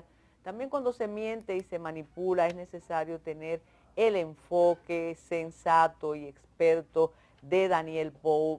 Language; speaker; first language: Spanish; native; Spanish